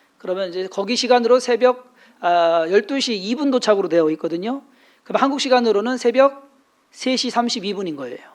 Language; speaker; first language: Korean; native; Korean